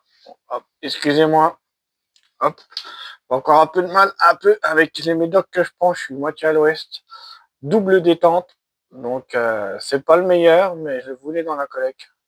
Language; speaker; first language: French; native; French